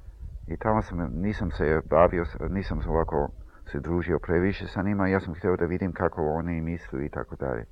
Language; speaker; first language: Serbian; early bilingual, heritage; Serbian